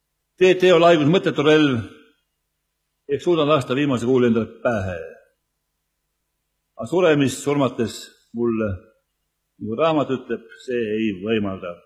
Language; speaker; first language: Estonian; native; Estonian